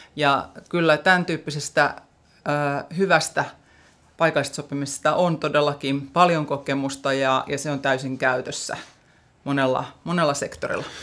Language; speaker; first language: Finnish; native; Finnish